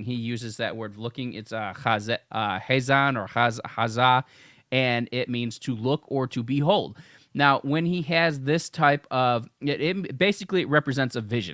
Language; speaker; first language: English; native; English